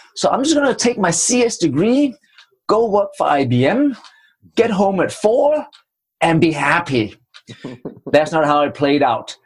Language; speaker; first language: English; non-native, fluent; Danish